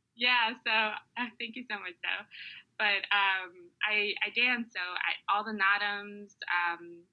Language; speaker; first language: English; early bilingual, other home language; Mongolian